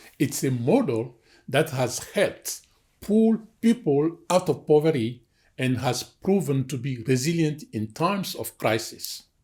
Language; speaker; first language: English; non-native, fluent; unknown